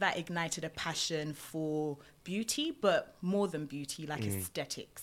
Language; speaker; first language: English; native; English